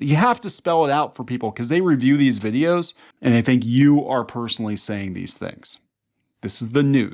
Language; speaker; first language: English; native; English